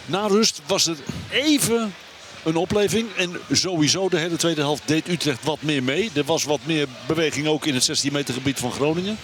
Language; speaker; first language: Dutch; native; Dutch